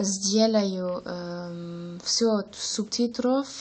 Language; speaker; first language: Russian; non-native, learner; German